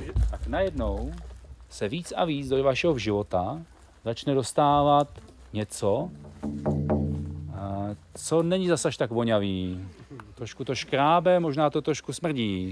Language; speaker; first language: Czech; native; Czech